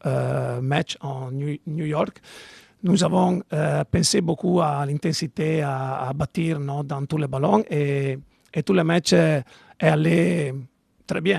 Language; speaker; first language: French; non-native, fluent; Italian